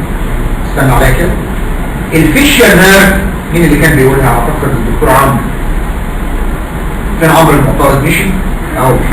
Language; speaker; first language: Arabic; native; Arabic